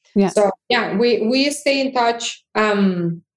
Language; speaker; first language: English; non-native, fluent; Catalan